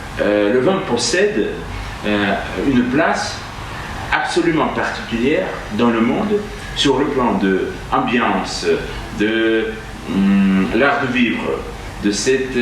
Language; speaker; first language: French; non-native, fluent; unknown